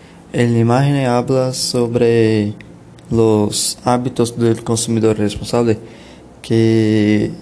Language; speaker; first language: Spanish; non-native, learner; Portuguese